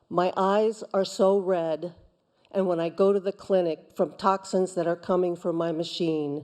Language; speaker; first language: English; non-native, fluent; Spanish